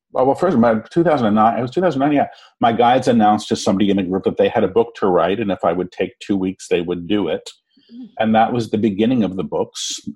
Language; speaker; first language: English; native; English